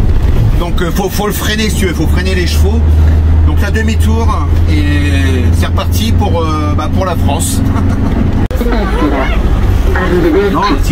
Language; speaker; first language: French; native; French